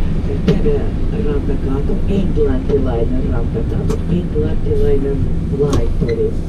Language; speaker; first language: Finnish; non-native, fluent; Russian